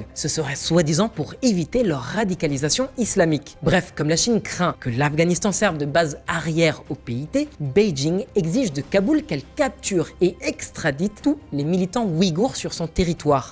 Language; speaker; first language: French; native; French